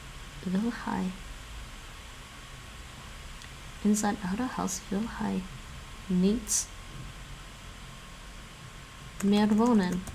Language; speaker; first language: Dutch; non-native, learner; English